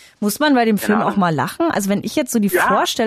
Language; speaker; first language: German; native; German